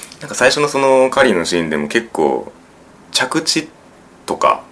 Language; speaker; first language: Japanese; native; Japanese